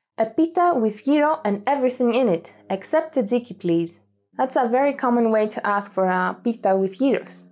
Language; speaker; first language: English; non-native, fluent; Greek